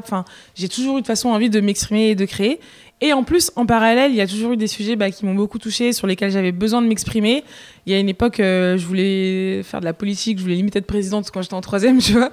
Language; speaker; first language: French; native; French